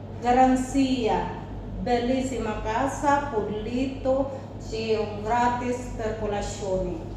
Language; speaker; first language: Italian; non-native, learner; Filipino